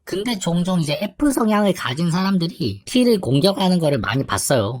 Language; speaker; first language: Korean; native; Korean